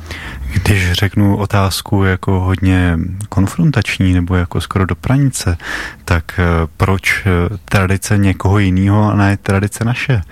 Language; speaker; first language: Czech; native; Czech